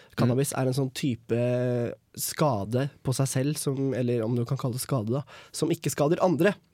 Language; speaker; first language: Norwegian; native; Norwegian